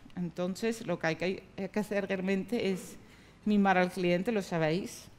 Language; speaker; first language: Spanish; non-native, fluent; Dutch